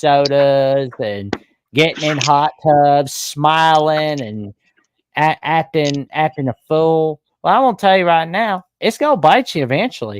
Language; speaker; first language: English; native; English